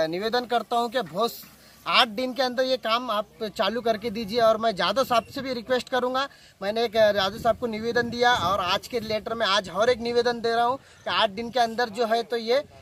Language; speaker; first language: Hindi; non-native, local second language; Urdu